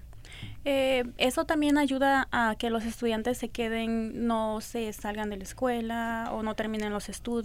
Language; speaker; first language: Spanish; early bilingual, other home language; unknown